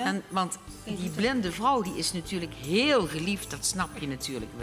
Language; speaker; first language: Dutch; native; Dutch